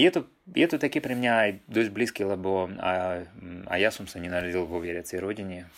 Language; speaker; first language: Slovak; non-native, fluent; Russian